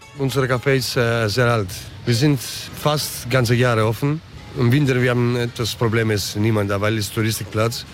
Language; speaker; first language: German; early bilingual, other home language; Greek